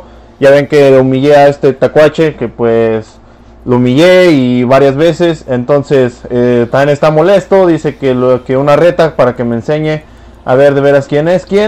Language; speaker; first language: Spanish; native; Spanish